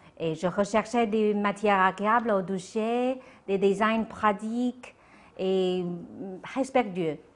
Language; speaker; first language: French; non-native, fluent; Chinese